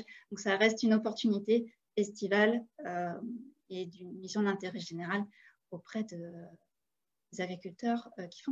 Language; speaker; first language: French; native; French